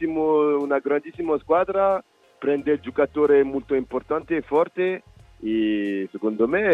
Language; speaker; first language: Italian; non-native, fluent; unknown